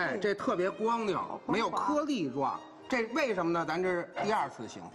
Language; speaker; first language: Chinese; native; Chinese